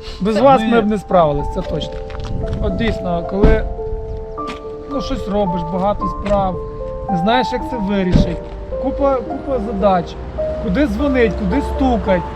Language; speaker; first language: Ukrainian; native; Ukrainian